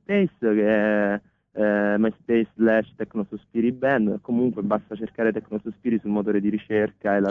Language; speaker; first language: Italian; native; Italian